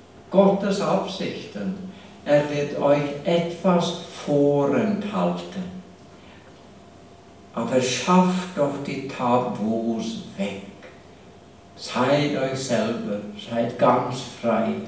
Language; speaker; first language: German; non-native, fluent; English